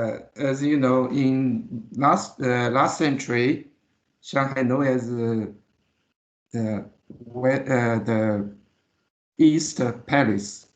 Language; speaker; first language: English; non-native, learner; Chinese